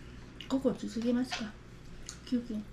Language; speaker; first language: Japanese; non-native, fluent; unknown